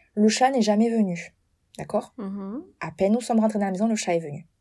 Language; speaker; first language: French; native; French